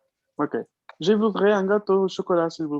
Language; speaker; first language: French; non-native, fluent; Spanish